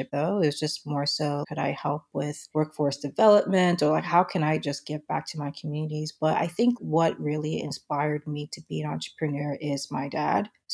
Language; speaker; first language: English; native; English